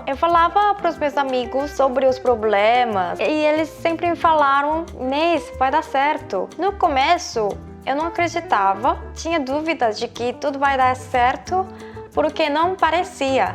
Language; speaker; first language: Portuguese; non-native, fluent; Korean